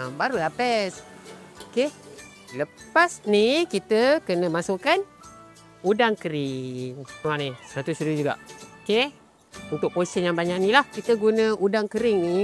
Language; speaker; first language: Malay; native; Malay